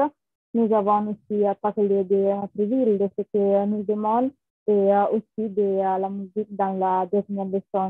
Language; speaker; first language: French; non-native, learner; Italian